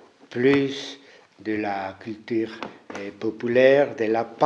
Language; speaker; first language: French; non-native, fluent; Spanish